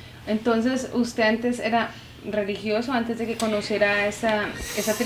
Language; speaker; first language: Spanish; native; Spanish